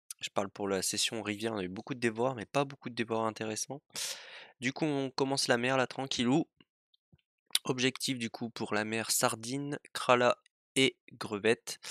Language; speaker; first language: French; native; French